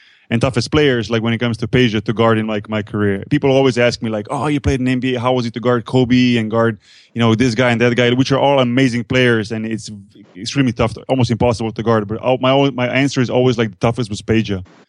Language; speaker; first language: English; non-native, fluent; Slovenian